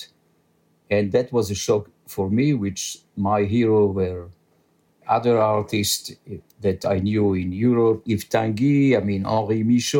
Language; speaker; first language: English; non-native, fluent; French